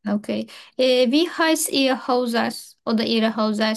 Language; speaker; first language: German; non-native, learner; Turkish